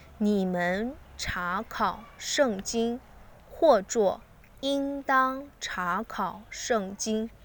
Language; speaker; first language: Chinese; non-native, learner; Korean